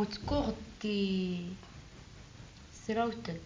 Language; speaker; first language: Dutch; non-native, learner; Arabic